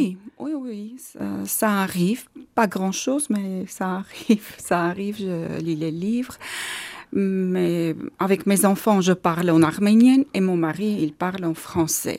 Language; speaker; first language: French; non-native, learner; Armenian